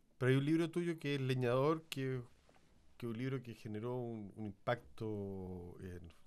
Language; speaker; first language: Spanish; native; Spanish